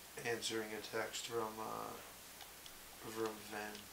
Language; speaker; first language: English; native; English